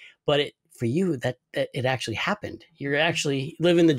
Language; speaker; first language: English; native; English